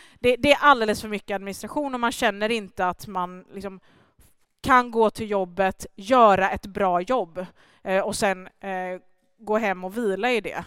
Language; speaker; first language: Swedish; early bilingual, other home language; Persian